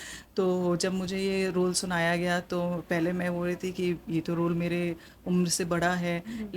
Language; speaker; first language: Hindi; native; Hindi